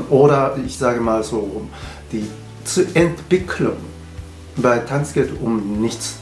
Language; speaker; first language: German; non-native, learner; Japanese